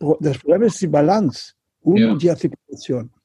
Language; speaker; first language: German; non-native, learner; Catalan